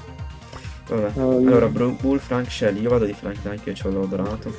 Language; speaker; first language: Italian; native; Italian